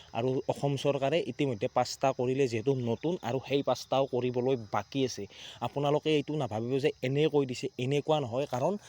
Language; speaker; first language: Assamese; native; Assamese